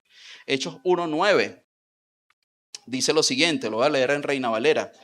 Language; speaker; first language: Spanish; native; Spanish